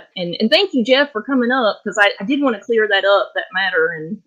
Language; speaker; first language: English; native; English